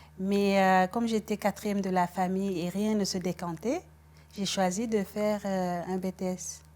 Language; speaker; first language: French; non-native, local second language; Wolof